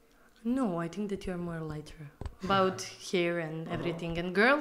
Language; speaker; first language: English; non-native, fluent; Serbian